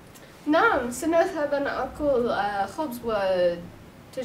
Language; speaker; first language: Arabic; non-native, learner; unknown